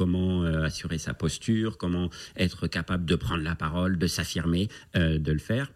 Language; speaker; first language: French; native; French